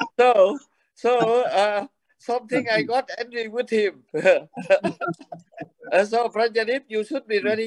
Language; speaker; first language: English; non-native, learner; Vietnamese